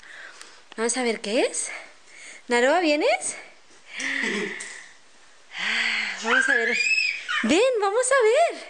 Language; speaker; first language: Spanish; native; Spanish